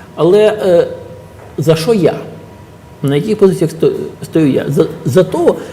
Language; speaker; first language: Ukrainian; native; Ukrainian